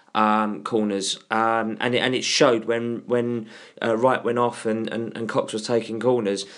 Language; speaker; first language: English; native; English